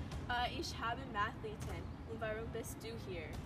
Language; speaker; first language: German; non-native, learner; English